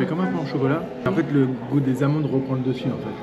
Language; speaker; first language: French; native; French